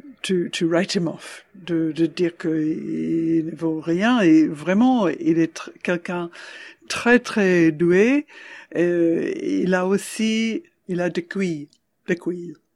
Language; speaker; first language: French; non-native, fluent; English